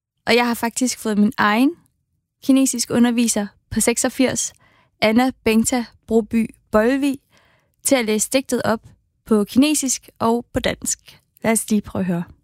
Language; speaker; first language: Danish; native; Danish